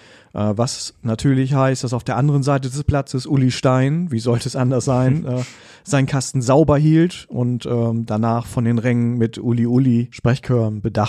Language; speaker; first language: German; native; German